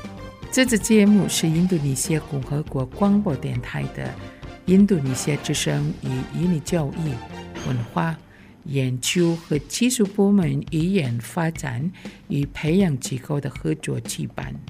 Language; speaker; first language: Chinese; non-native, fluent; Indonesian